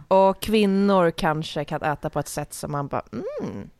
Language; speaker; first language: Swedish; native; Swedish